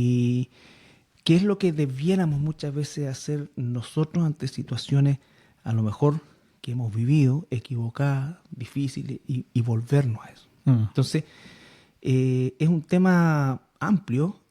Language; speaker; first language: Spanish; native; Spanish